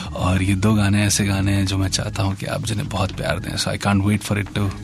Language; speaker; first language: Hindi; native; Hindi